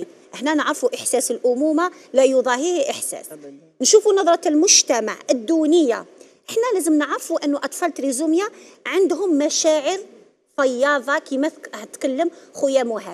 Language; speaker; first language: Arabic; native; Arabic